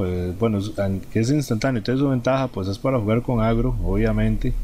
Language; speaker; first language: Spanish; native; Spanish